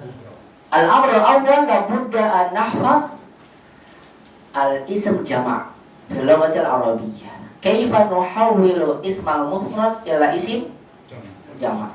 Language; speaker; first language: Arabic; non-native, fluent; Indonesian